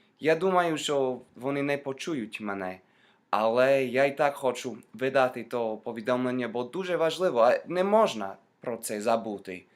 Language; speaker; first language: Ukrainian; non-native, fluent; English